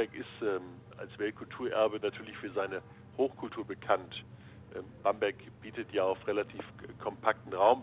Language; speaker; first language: German; native; German